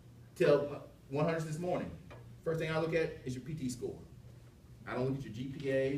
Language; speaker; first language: English; native; English